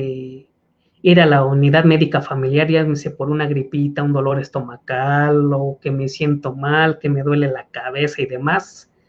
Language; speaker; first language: Spanish; native; Spanish